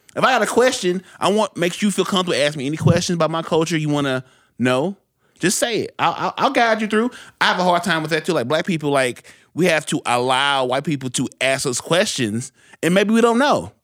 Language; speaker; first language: English; native; English